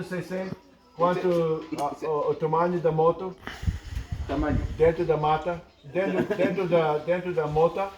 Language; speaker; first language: Portuguese; non-native, learner; English